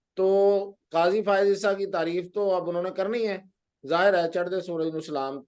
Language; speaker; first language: Urdu; non-native, local second language; Punjabi